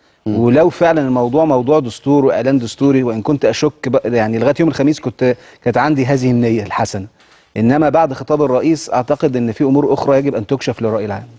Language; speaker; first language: Arabic; native; Arabic